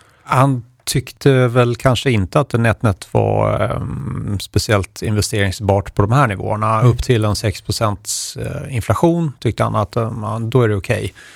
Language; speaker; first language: Swedish; native; Swedish